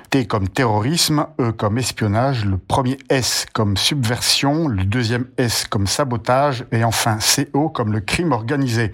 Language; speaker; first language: French; native; French